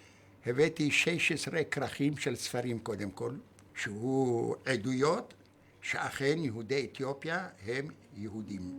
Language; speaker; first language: Hebrew; non-native, fluent; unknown